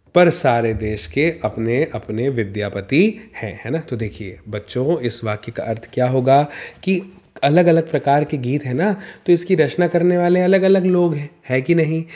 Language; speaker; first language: Hindi; native; Hindi